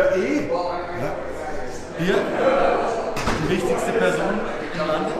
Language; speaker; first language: German; native; German